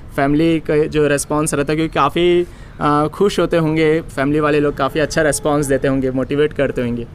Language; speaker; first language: Hindi; native; Hindi